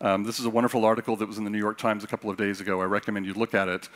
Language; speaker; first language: English; native; English